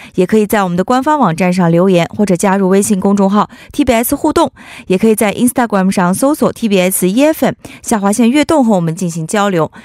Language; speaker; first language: Chinese; native; Chinese